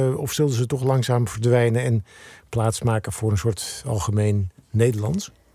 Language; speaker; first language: Dutch; native; Dutch